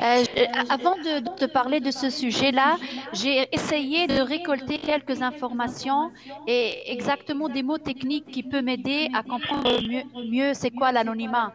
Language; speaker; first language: French; non-native, fluent; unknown